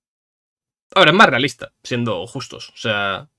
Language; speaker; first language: Spanish; native; Spanish